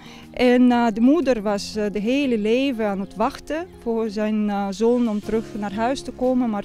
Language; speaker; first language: Dutch; non-native, fluent; Russian